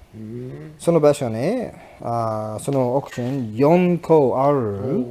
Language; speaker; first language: Japanese; non-native, learner; English